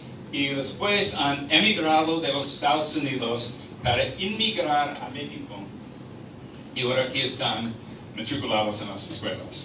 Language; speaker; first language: Spanish; non-native, fluent; English